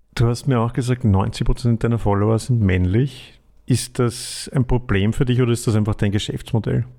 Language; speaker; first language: German; native; German